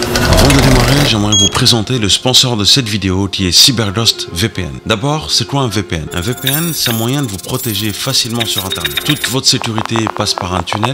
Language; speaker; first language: French; native; French